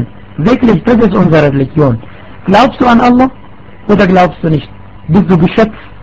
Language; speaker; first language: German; non-native, fluent; Arabic